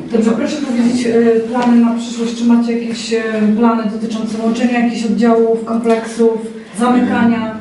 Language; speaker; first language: Polish; native; Polish